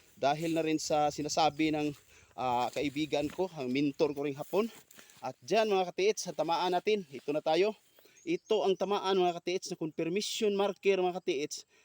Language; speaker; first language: Filipino; non-native, local second language; Cebuano